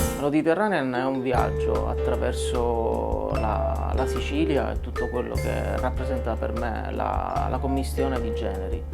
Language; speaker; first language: Italian; native; Italian